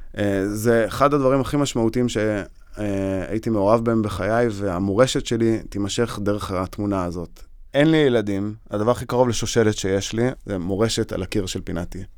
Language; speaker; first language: Hebrew; native; Hebrew